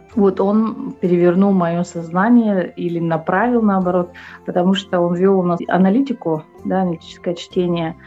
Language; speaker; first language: Russian; non-native, local second language; Yakut